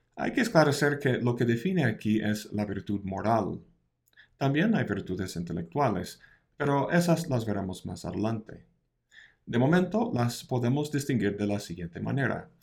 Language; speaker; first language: Spanish; non-native, fluent; English